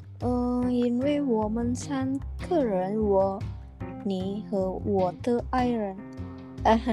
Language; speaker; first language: Chinese; non-native, learner; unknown